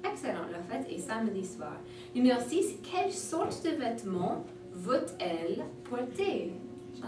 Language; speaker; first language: French; non-native, fluent; English